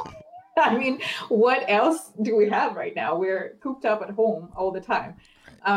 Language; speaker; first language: English; non-native, fluent; Ukrainian